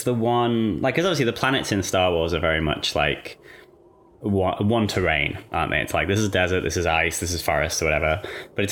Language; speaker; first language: English; native; English